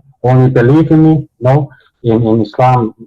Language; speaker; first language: English; non-native, learner; Bosnian